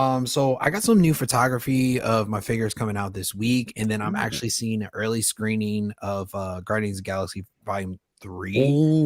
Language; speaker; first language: English; native; English